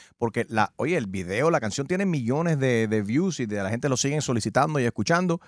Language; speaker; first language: Spanish; early bilingual, heritage; Spanish